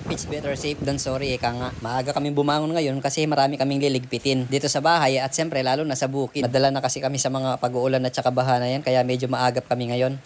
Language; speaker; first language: Filipino; non-native, local second language; Pampanga